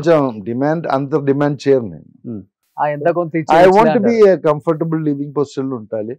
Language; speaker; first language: Telugu; non-native, local second language; Malayalam